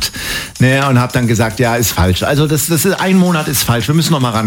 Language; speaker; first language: German; native; German